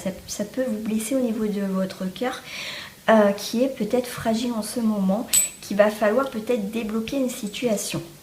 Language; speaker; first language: French; native; French